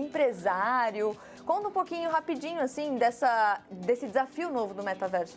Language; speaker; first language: Portuguese; native; Portuguese